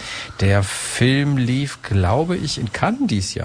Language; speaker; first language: German; native; German